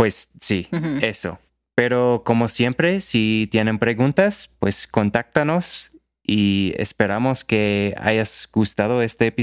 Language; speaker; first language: Spanish; non-native, fluent; English